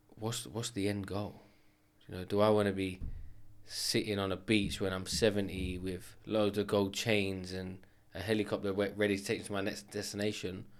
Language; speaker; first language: English; native; English